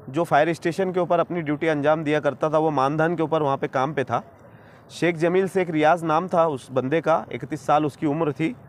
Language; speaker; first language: Hindi; non-native, local second language; Urdu